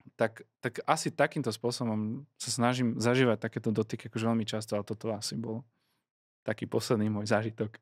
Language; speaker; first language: Slovak; native; Slovak